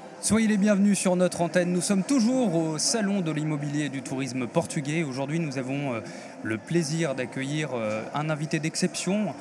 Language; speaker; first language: French; native; French